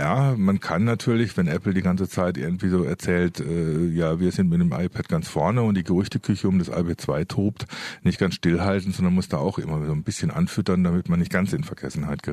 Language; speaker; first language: German; native; German